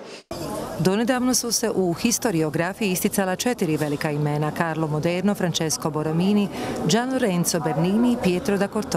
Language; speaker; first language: Serbian; native; Serbian